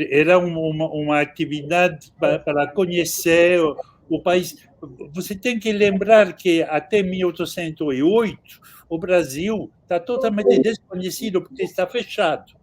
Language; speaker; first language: Portuguese; non-native, fluent; French